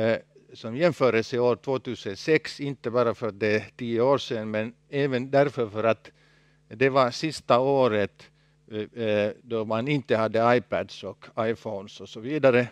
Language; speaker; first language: Swedish; non-native, local second language; Finnish